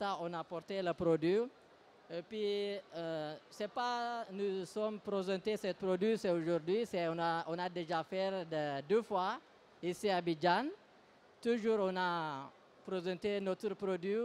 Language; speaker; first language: French; non-native, learner; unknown